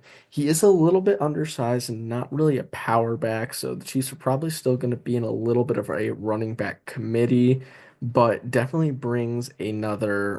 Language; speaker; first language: English; native; English